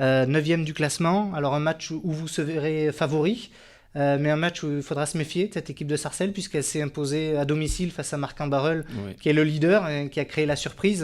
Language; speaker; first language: French; native; French